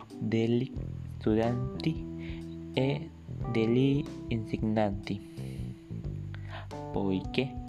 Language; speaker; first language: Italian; non-native, learner; Spanish